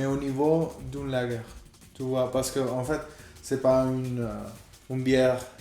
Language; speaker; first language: French; non-native, fluent; Spanish